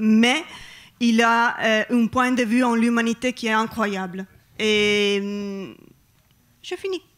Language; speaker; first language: French; non-native, learner; Italian